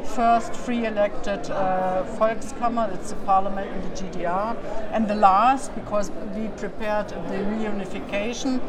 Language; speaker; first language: English; non-native, learner; German